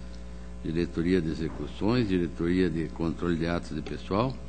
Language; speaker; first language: Portuguese; native; Portuguese